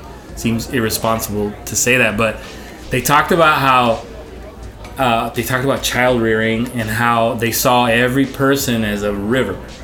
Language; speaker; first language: English; early bilingual, other home language; Spanish